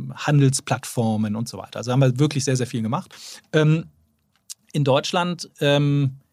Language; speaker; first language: German; native; German